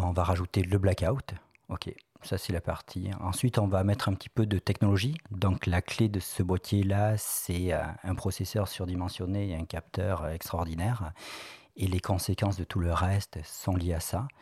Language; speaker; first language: French; native; French